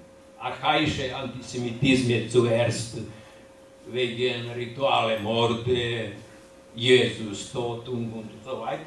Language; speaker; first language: German; non-native, learner; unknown